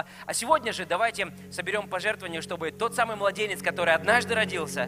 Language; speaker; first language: Russian; native; Russian